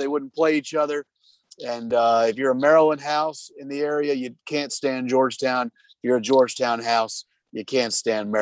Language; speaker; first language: English; native; English